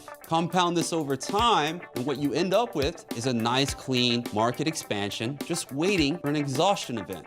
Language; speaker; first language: English; native; English